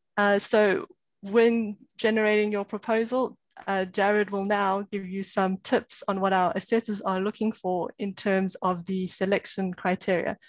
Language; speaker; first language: English; native; English